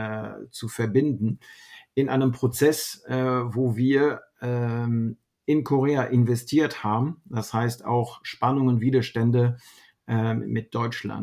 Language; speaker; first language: German; non-native, fluent; French